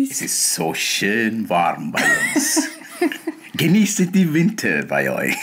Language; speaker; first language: German; non-native, fluent; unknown